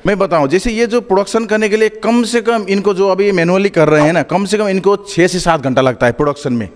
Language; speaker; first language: Hindi; non-native, fluent; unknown